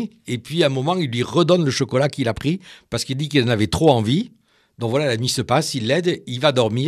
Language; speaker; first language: French; native; French